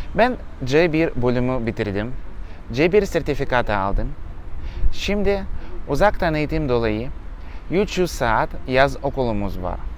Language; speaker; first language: Turkish; non-native, learner; Russian